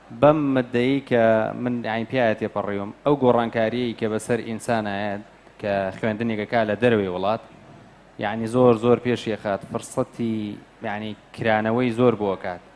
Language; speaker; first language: Central Kurdish; native; Central Kurdish